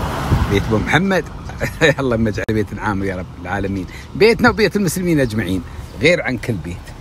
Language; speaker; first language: Arabic; native; Arabic